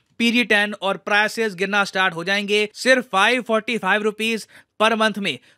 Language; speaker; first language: Hindi; native; Hindi